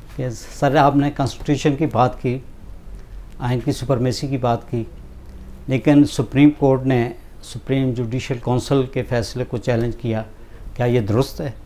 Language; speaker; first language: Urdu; non-native, local second language; Punjabi